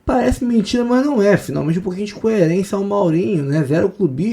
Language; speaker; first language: Portuguese; native; Portuguese